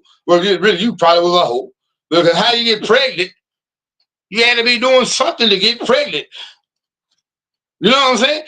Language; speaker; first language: English; native; English